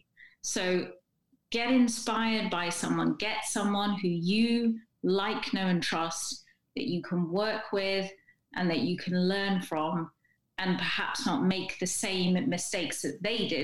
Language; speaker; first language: English; native; English